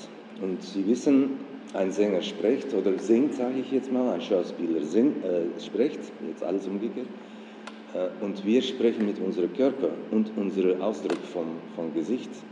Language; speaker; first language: German; non-native, fluent; Dutch